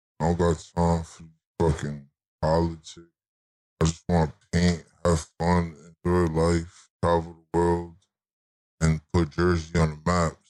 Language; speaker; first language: English; native; English